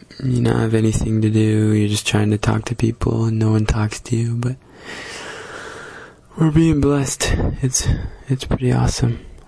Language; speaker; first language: English; native; English